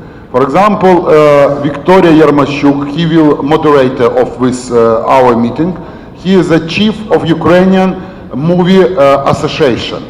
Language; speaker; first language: English; non-native, learner; Ukrainian